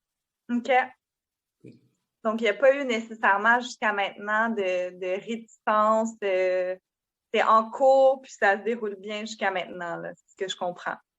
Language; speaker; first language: French; native; French